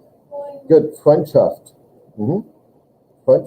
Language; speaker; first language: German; non-native, fluent; English